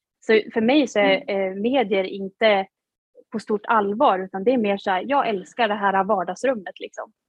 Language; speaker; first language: Swedish; native; Swedish